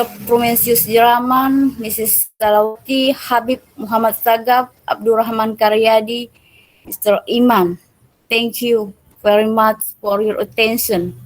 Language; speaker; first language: English; non-native, learner; Indonesian